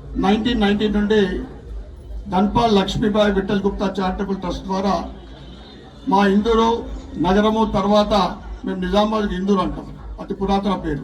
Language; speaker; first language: Telugu; native; Telugu